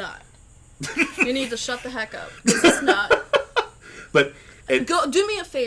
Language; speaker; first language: English; non-native, fluent; Albanian